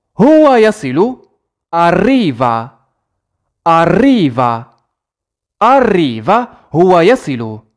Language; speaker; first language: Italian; non-native, fluent; Arabic